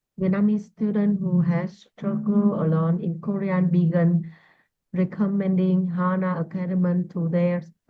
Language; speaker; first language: English; non-native, learner; Vietnamese